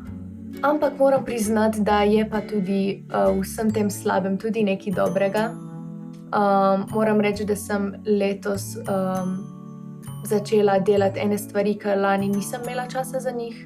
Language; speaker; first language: Slovenian; native; Slovenian